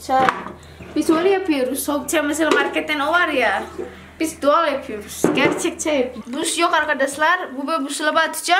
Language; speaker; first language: Turkish; non-native, learner; Indonesian